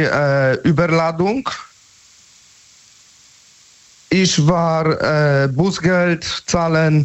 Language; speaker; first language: German; non-native, learner; Polish